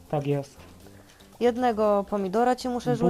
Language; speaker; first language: Polish; native; Polish